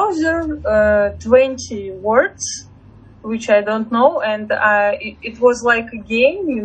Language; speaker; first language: English; non-native, fluent; Russian